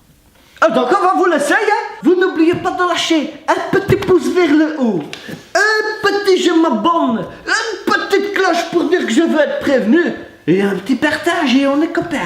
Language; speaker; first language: French; native; French